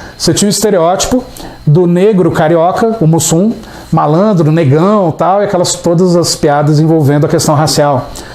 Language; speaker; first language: Portuguese; native; Portuguese